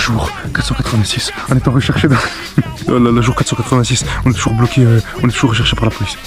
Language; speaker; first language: French; native; French